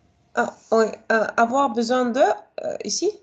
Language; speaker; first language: French; non-native, learner; Russian